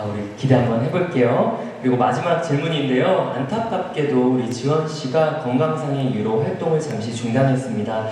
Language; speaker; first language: Korean; native; Korean